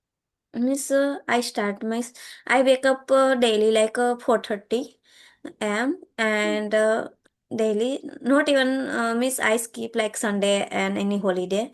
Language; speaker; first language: English; non-native, learner; Gujarati